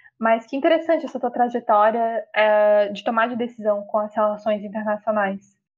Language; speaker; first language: Portuguese; native; Portuguese